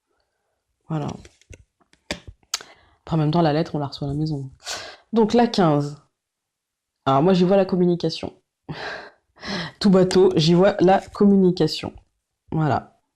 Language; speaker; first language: French; native; French